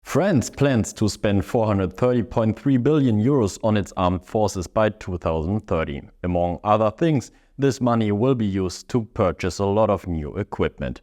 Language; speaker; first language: English; non-native, fluent; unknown